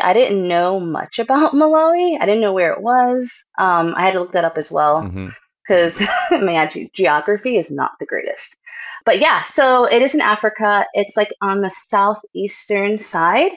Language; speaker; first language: English; native; English